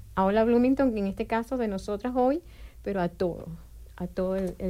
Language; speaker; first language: Spanish; native; Spanish